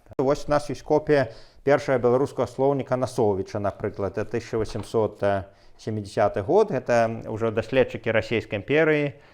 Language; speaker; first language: Belarusian; non-native, local second language; Russian